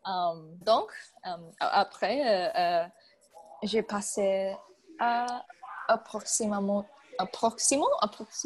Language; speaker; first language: French; non-native, learner; English